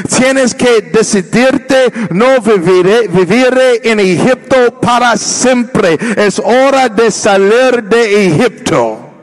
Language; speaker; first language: Spanish; non-native, learner; English